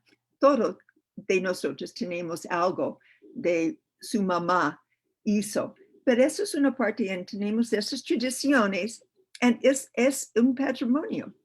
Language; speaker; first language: Spanish; non-native, learner; English